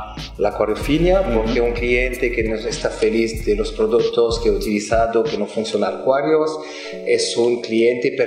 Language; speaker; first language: Spanish; non-native, fluent; French